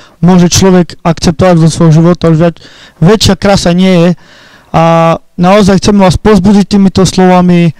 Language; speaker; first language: Slovak; non-native, local second language; Romany